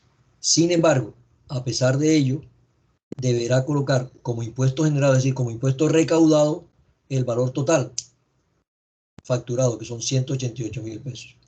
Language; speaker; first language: Spanish; native; Spanish